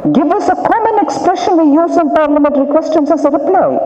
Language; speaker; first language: English; non-native, local second language; Tamil